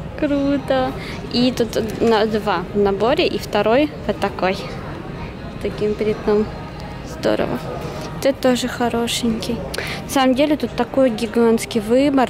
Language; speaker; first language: Russian; native; Russian